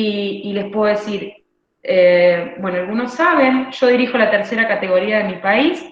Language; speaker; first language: Spanish; native; Spanish